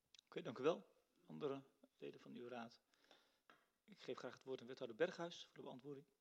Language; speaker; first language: Dutch; native; Dutch